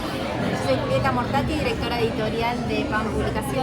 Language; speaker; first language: Spanish; native; Spanish